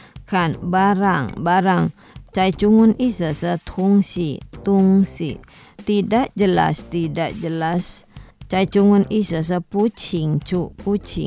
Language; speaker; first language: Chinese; non-native, learner; Indonesian